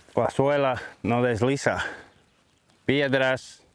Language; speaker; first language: Spanish; non-native, fluent; Latvian